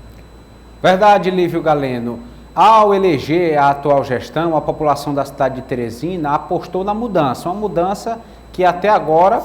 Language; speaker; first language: Portuguese; native; Portuguese